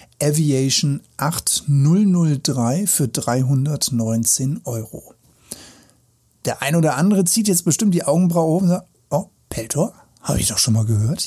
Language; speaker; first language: German; native; German